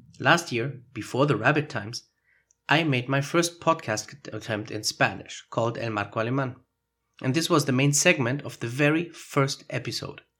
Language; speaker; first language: English; non-native, fluent; German